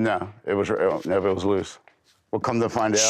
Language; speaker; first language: English; native; English